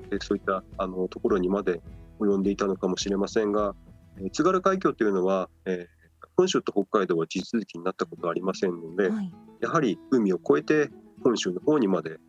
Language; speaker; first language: Japanese; native; Japanese